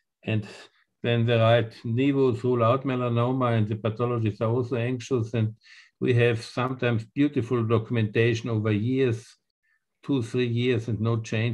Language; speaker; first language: English; non-native, fluent; German